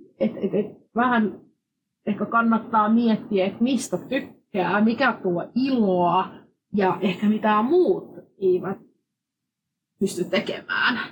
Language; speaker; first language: Finnish; non-native, fluent; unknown